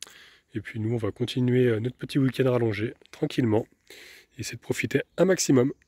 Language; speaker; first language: French; native; French